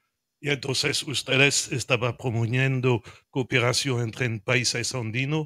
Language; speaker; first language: Spanish; non-native, learner; French